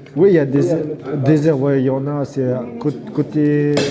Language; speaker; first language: French; non-native, learner; Uzbek